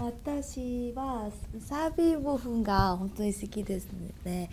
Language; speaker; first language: Japanese; non-native, learner; Korean